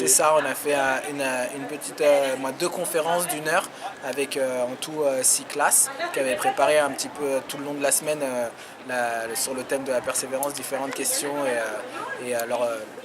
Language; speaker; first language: French; native; French